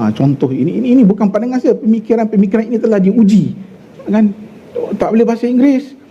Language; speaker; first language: Malay; native; Malay